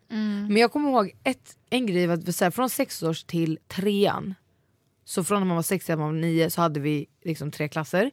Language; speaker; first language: Swedish; native; Swedish